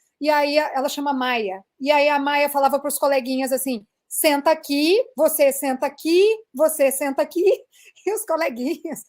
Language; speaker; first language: Portuguese; native; Portuguese